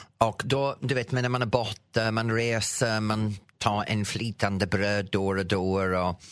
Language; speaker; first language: Swedish; non-native, fluent; English